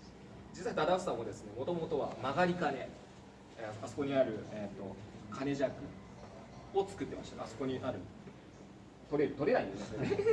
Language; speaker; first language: Japanese; native; Japanese